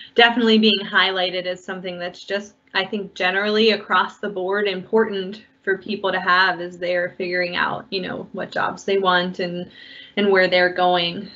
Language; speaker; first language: English; native; English